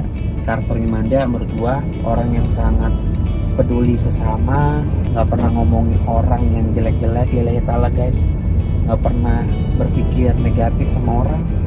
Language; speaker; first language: Indonesian; native; Indonesian